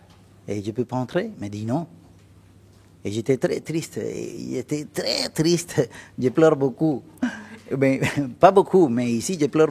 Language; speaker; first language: French; non-native, fluent; Spanish